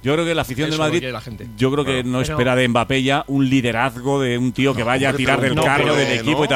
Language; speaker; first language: Spanish; native; Spanish